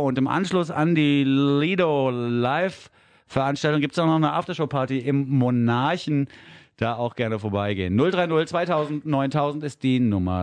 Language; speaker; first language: German; native; German